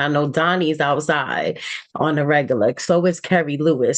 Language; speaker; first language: English; native; English